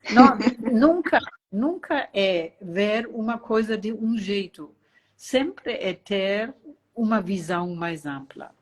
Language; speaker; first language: Portuguese; non-native, fluent; German